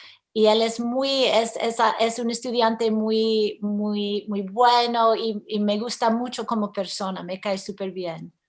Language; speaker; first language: Spanish; early bilingual, heritage; English